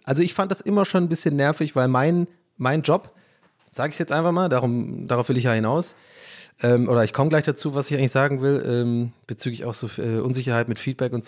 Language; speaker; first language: German; native; German